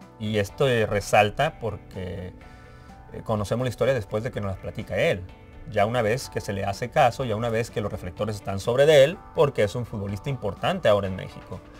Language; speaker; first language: Spanish; native; Spanish